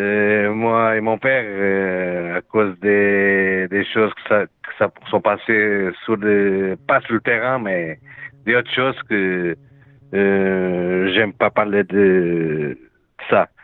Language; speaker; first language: French; non-native, learner; Portuguese